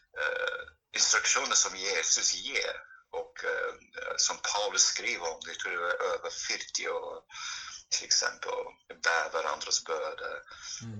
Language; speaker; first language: Swedish; non-native, fluent; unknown